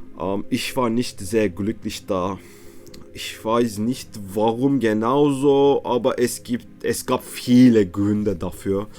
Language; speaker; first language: German; non-native, learner; Turkish